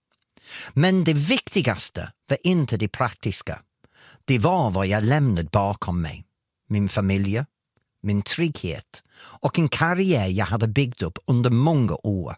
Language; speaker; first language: Swedish; non-native, fluent; English